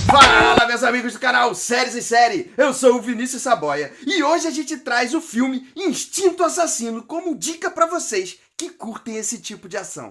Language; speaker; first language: Portuguese; native; Portuguese